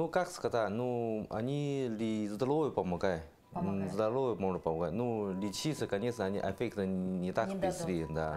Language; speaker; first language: Russian; non-native, learner; Chinese